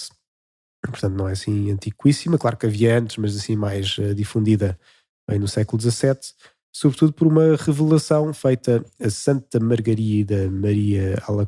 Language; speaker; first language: Portuguese; native; Portuguese